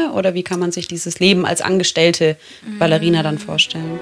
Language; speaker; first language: German; native; German